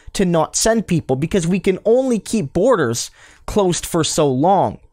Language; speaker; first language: English; native; English